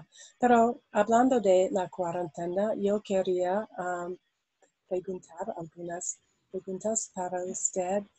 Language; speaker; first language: Spanish; non-native, learner; English